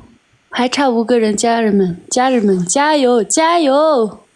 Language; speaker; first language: Chinese; non-native, local second language; Tibetan